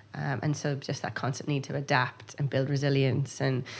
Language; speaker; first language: English; native; English